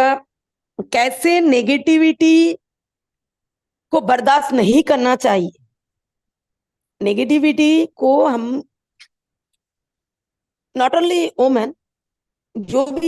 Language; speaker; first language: Hindi; non-native, local second language; Bangla